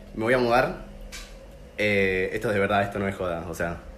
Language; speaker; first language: Spanish; native; Spanish